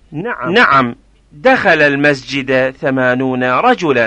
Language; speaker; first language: Arabic; non-native, fluent; Persian